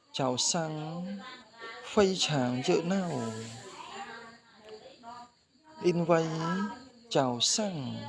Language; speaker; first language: Chinese; non-native, learner; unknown